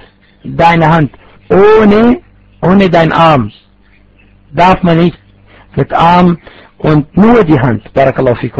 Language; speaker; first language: German; non-native, fluent; Arabic